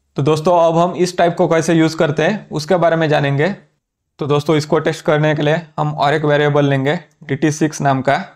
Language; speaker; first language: Hindi; native; Hindi